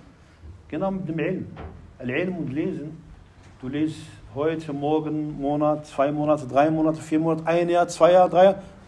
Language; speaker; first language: German; non-native, fluent; Arabic